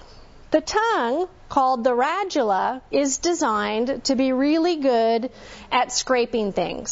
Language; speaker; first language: English; native; English